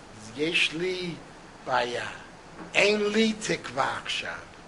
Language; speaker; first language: Hebrew; non-native, fluent; English